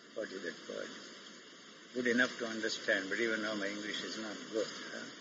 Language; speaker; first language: English; non-native, local second language; Telugu